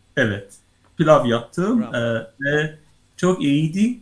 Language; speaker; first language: Turkish; non-native, learner; Persian